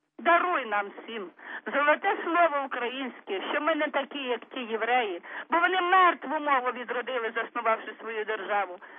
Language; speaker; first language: Ukrainian; native; Ukrainian